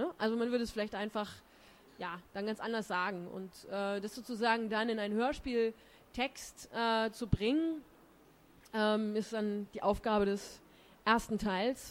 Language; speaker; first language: German; native; German